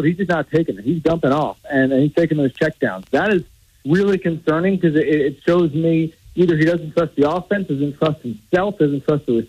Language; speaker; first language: English; native; English